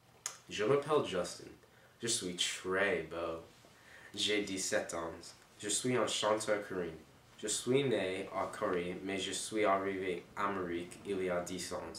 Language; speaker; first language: French; non-native, learner; English